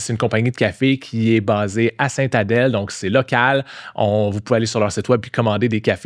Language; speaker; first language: French; native; French